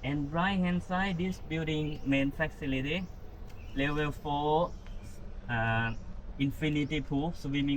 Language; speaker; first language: English; non-native, learner; Thai